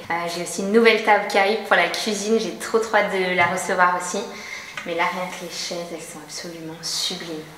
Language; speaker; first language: French; native; French